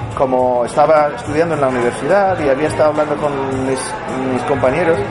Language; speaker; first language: Spanish; non-native, fluent; English